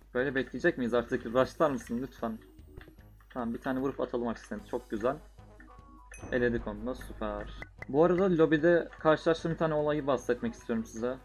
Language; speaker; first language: Turkish; native; Turkish